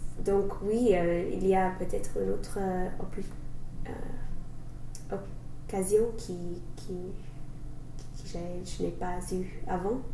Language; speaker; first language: French; non-native, fluent; English